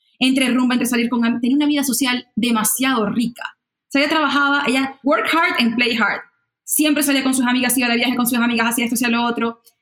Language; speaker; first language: Spanish; native; Spanish